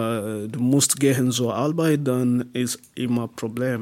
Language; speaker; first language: German; non-native, learner; English